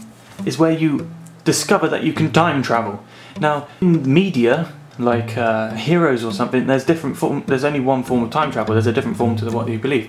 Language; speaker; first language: English; native; English